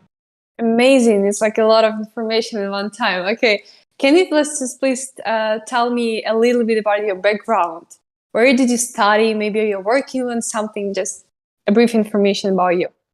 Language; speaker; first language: English; non-native, fluent; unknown